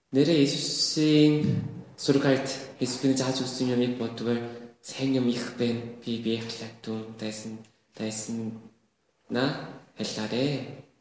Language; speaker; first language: Mongolian; non-native, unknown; Korean